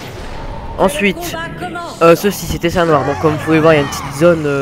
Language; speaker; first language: French; native; French